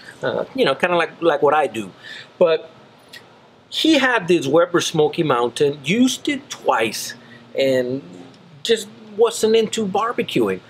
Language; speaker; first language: English; native; English